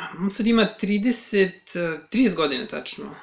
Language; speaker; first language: Serbian; native; Serbian